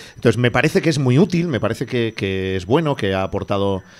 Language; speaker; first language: Spanish; native; Spanish